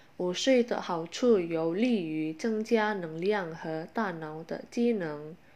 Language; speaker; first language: Chinese; non-native, fluent; Indonesian